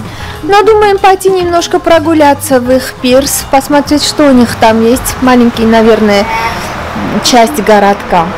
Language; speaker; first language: Russian; non-native, fluent; Armenian